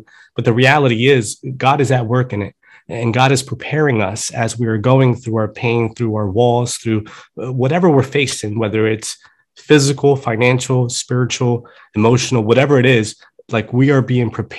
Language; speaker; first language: English; early bilingual, other home language; Spanish